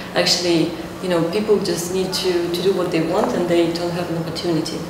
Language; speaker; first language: English; non-native, fluent; Russian